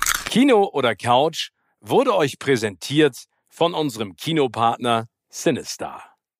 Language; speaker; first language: German; native; German